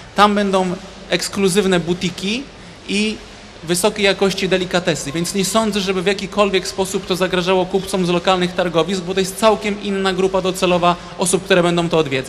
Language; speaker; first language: Polish; native; Polish